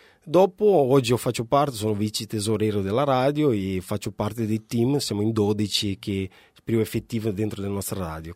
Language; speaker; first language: Italian; non-native, fluent; Portuguese